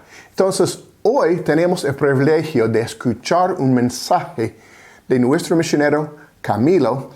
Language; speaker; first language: Spanish; non-native, fluent; English